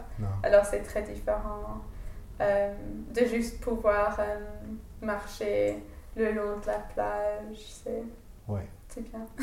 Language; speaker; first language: French; non-native, fluent; English